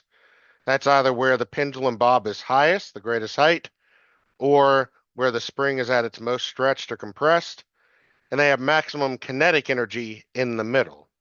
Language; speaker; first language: English; native; English